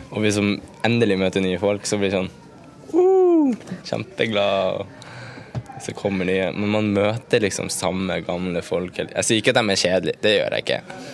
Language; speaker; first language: Norwegian; non-native, fluent; Thai